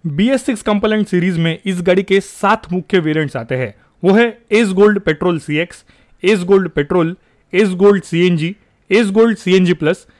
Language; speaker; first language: Hindi; non-native, local second language; Marathi